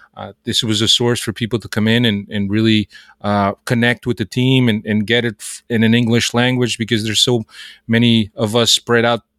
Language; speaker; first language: English; early bilingual, other home language; Portuguese